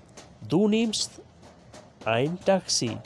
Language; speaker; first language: German; non-native, fluent; Urdu